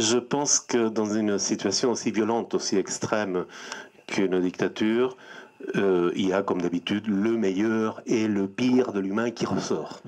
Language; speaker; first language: French; non-native, fluent; Spanish